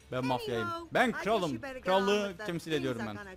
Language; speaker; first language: Turkish; native; Turkish